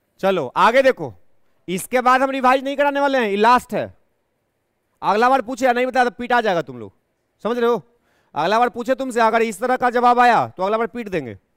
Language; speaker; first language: Hindi; native; Hindi